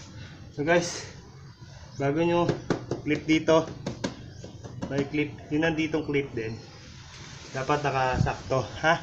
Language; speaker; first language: Filipino; native; Filipino